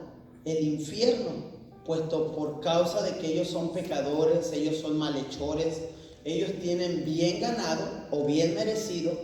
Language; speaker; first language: Spanish; native; Spanish